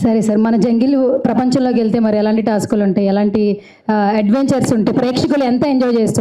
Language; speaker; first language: Telugu; native; Telugu